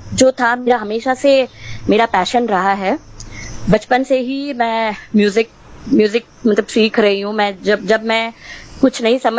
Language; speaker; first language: Hindi; non-native, local second language; Tamil